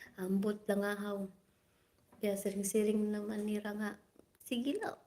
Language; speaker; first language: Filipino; non-native, local second language; Waray